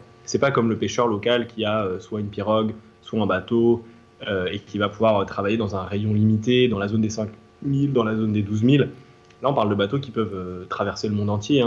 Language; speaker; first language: French; native; French